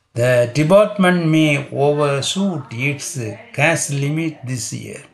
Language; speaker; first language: English; non-native, local second language; Tamil